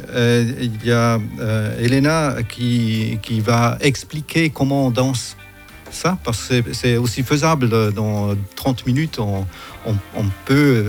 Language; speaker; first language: French; non-native, fluent; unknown